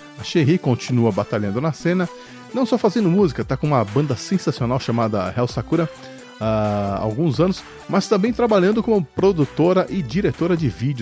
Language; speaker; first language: Portuguese; native; Portuguese